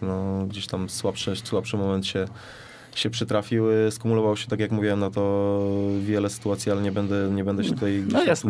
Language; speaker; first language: Polish; native; Polish